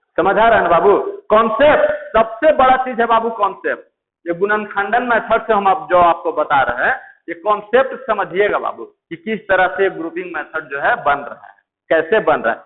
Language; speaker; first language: Hindi; native; Hindi